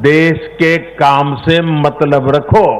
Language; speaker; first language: Hindi; non-native, local second language; Gujarati